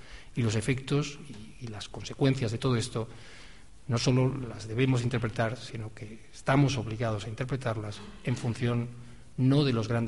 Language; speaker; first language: Spanish; native; Spanish